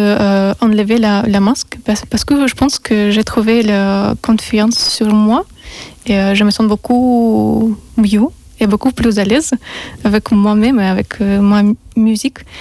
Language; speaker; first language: French; non-native, learner; Russian